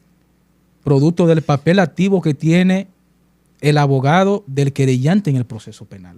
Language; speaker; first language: Spanish; native; Spanish